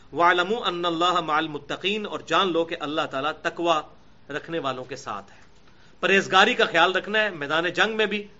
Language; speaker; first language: Urdu; non-native, local second language; Punjabi